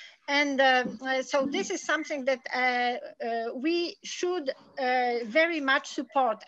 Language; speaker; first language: English; non-native, fluent; Polish